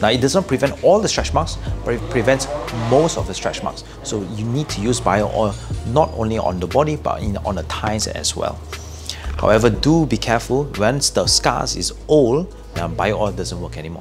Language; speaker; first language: English; non-native, local second language; Malay